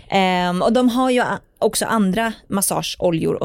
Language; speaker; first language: Swedish; native; Swedish